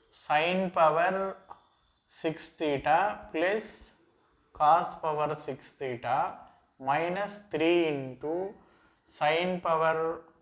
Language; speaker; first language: English; non-native, local second language; Telugu